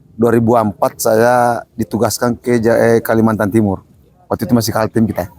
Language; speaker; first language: Indonesian; non-native, local second language; Buginese